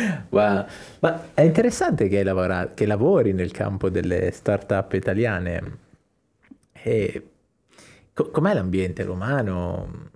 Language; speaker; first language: Italian; native; Italian